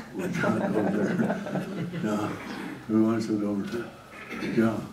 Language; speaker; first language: English; native; English